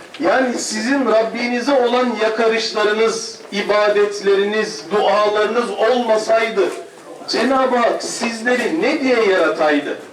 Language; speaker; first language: Turkish; native; Turkish